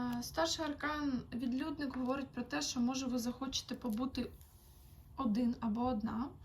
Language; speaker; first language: Ukrainian; non-native, local second language; Russian